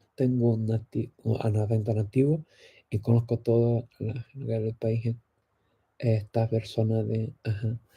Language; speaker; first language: Spanish; non-native, fluent; English